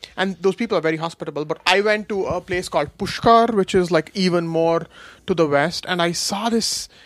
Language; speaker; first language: English; non-native, local second language; Kashmiri